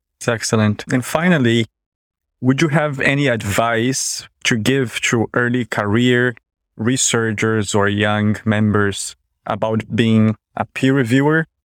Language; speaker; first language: English; non-native, fluent; Portuguese